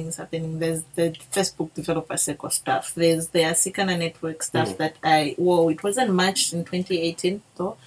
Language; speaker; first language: English; non-native, local second language; Bemba